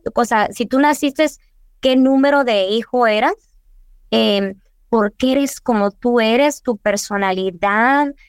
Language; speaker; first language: Spanish; early bilingual, heritage; Spanish